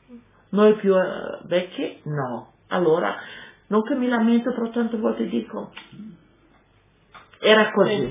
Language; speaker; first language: Italian; non-native, local second language; Friulian